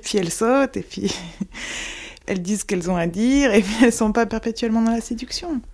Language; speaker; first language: French; native; French